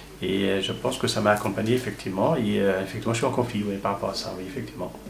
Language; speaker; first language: French; native; French